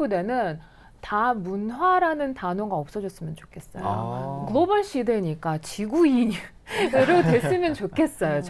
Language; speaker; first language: Korean; non-native, fluent; Russian